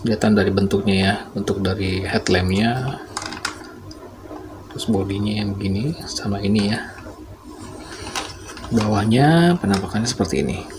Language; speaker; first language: Indonesian; native; Indonesian